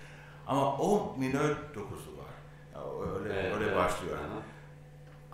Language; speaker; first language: Turkish; non-native, learner; English